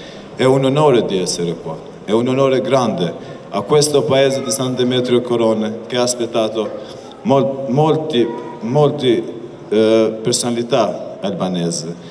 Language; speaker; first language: Italian; non-native, learner; Albanian